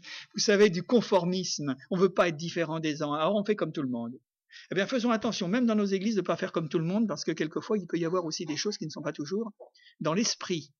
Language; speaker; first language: French; native; French